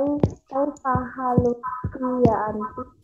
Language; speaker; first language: Arabic; non-native, learner; Indonesian